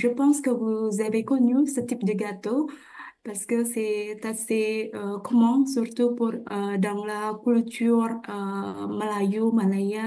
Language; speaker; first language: French; non-native, fluent; Indonesian